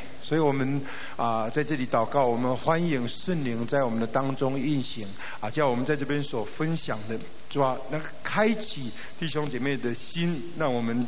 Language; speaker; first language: Chinese; native; Chinese